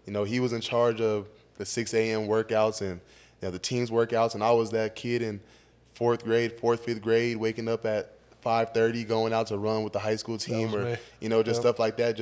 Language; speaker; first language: English; native; English